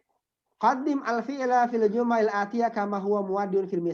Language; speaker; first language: Arabic; non-native, fluent; Indonesian